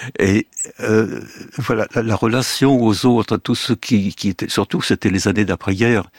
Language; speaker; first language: French; early bilingual, other home language; Yiddish